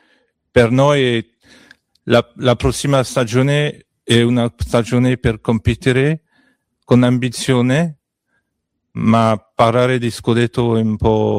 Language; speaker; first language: Italian; non-native, learner; French